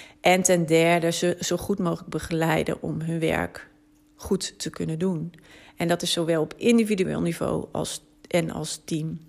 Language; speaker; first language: Dutch; native; Dutch